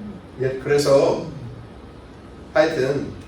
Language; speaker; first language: Korean; non-native, fluent; English